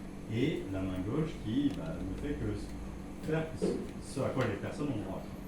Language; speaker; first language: French; native; French